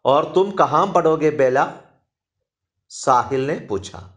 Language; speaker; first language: Hindi; non-native, local second language; Malayalam